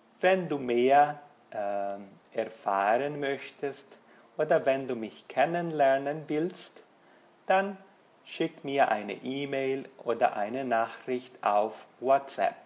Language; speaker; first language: German; non-native, fluent; Portuguese